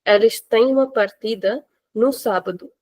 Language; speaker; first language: Portuguese; non-native, fluent; Hindi